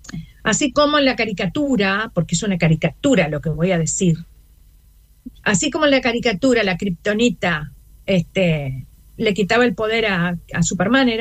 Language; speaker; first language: Spanish; native; Spanish